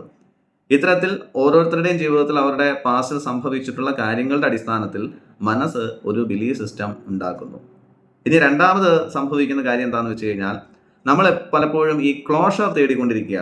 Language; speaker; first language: Malayalam; native; Malayalam